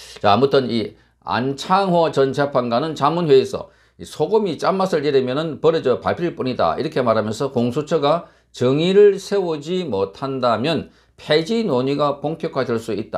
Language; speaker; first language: Korean; native; Korean